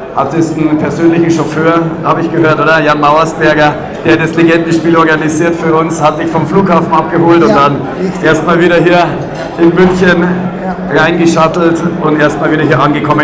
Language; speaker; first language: German; native; German